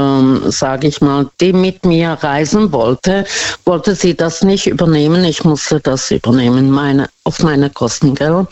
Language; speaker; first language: German; non-native, fluent; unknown